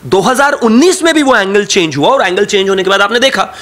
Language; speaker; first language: Hindi; native; Hindi